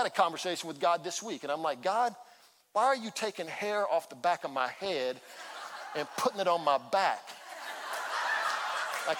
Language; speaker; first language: English; native; English